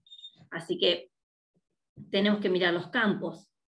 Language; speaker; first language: Spanish; native; Spanish